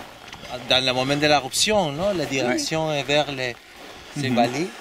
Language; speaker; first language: French; non-native, learner; Spanish